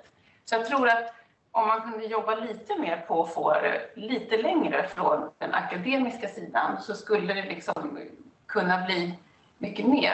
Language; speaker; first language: Swedish; native; Swedish